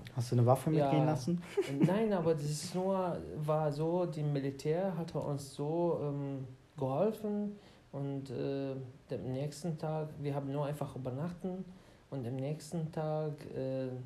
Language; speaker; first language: German; non-native, fluent; Arabic